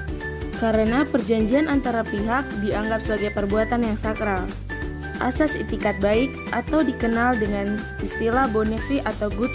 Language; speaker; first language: Indonesian; native; Indonesian